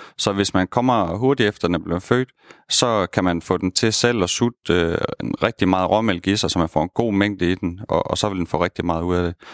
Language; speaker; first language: Danish; native; Danish